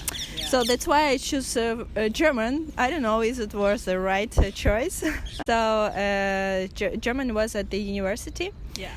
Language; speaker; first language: English; non-native, fluent; Russian